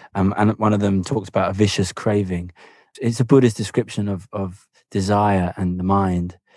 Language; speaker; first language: English; native; English